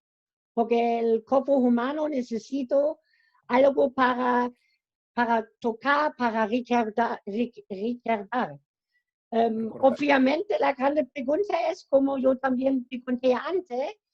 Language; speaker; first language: Spanish; non-native, fluent; German